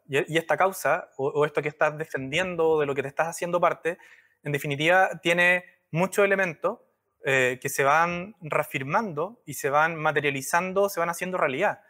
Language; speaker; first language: Spanish; native; Spanish